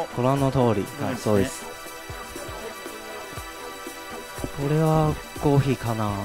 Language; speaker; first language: Japanese; non-native, fluent; Chinese